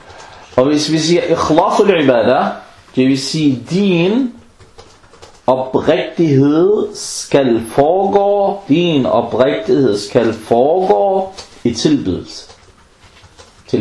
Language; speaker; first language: Danish; non-native, fluent; Arabic